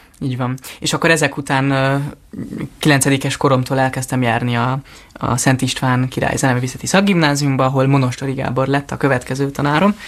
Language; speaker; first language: Hungarian; native; Hungarian